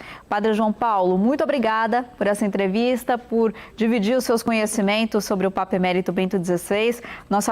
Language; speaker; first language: Portuguese; native; Portuguese